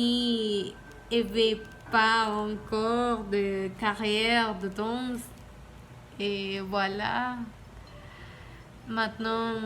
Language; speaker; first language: French; non-native, learner; Spanish